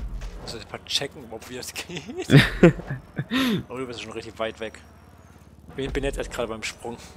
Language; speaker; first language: German; native; German